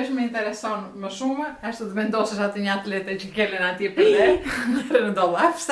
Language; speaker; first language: Albanian; native; Albanian